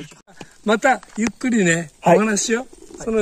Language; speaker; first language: Japanese; native; Japanese